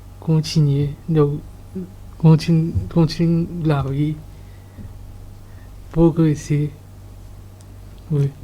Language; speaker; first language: French; non-native, local second language; Morisyen